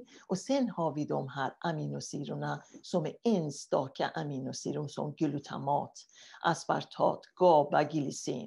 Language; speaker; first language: Swedish; non-native, fluent; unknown